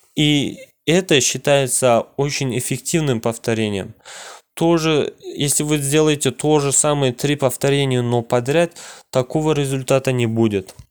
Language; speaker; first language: Russian; non-native, local second language; Kazakh